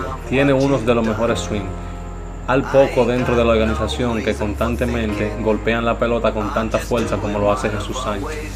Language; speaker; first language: Spanish; native; Spanish